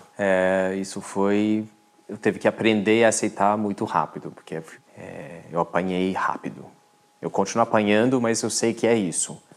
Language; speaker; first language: Portuguese; non-native, fluent; French